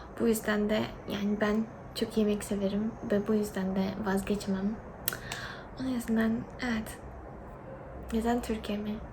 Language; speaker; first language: Turkish; early bilingual, other home language; Korean